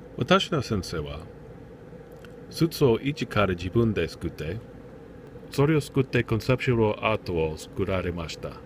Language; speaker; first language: Japanese; non-native, learner; English